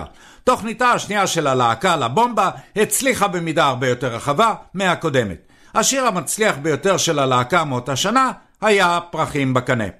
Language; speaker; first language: Hebrew; native; Hebrew